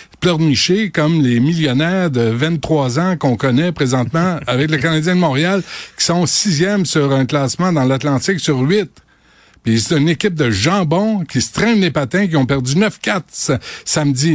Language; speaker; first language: French; native; French